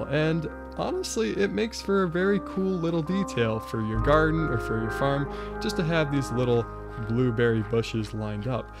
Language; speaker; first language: English; native; English